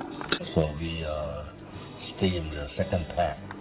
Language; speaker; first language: English; non-native, learner; Thai